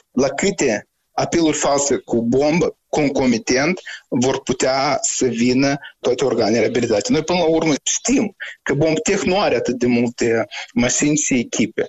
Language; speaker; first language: Romanian; native; Romanian